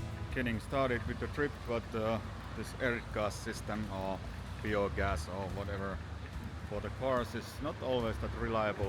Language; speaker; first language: English; non-native, fluent; Finnish